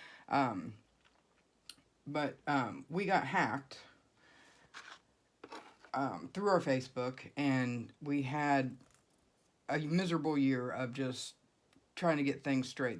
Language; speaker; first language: English; native; English